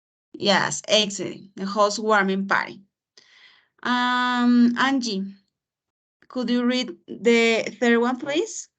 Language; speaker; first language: English; non-native, fluent; Spanish